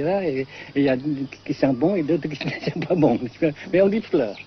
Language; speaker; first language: French; non-native, local second language; Vietnamese